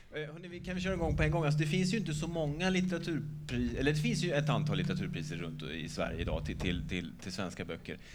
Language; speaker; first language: Swedish; native; Swedish